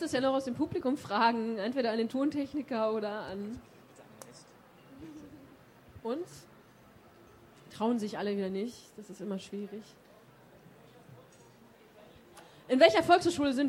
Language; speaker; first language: German; native; German